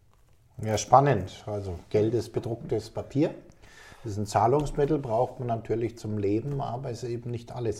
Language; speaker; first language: German; native; German